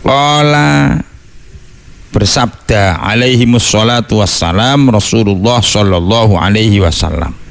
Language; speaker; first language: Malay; non-native, local second language; Javanese